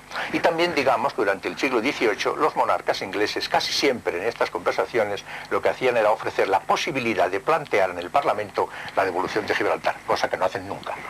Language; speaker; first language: Spanish; native; Spanish